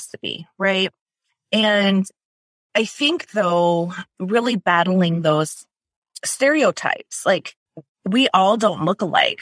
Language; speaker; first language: English; native; English